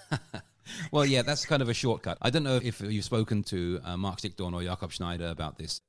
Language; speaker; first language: English; native; English